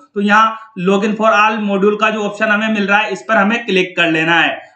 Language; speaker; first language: Hindi; native; Hindi